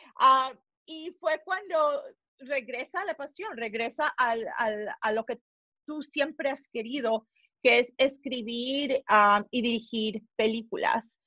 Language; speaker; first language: Spanish; early bilingual, heritage; Spanish